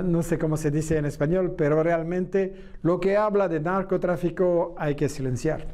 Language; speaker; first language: Spanish; non-native, fluent; French